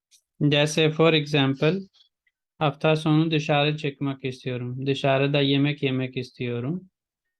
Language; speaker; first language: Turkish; non-native, fluent; Urdu